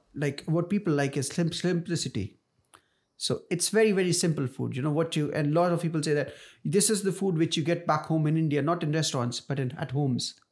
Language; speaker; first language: English; non-native, local second language; Punjabi